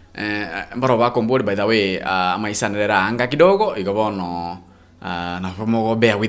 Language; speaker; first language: Swahili; non-native, local second language; Gusii